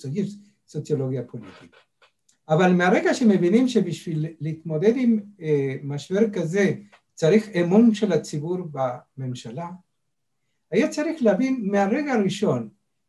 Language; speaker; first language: Hebrew; non-native, fluent; Spanish